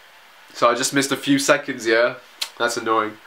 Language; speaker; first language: English; native; English